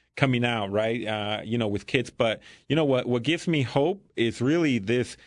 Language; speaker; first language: English; early bilingual, other home language; Spanish